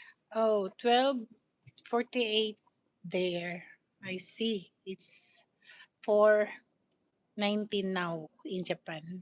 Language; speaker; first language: English; non-native, learner; Filipino